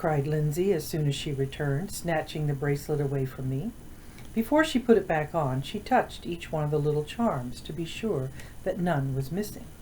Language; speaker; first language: English; native; English